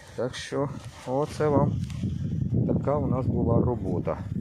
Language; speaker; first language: Ukrainian; non-native, fluent; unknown